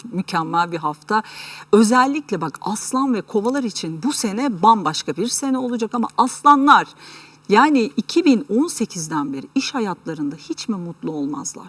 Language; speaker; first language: Turkish; native; Turkish